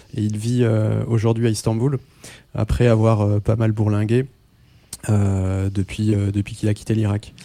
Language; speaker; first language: French; non-native, local second language; Arabic